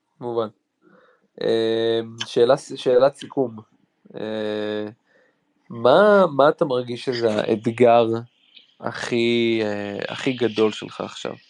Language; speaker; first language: Hebrew; native; Hebrew